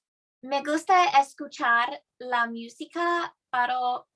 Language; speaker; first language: Spanish; non-native, learner; English